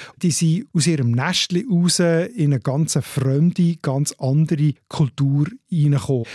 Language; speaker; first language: German; native; German